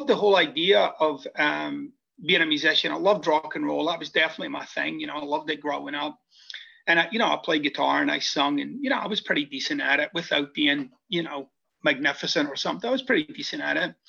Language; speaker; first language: English; native; English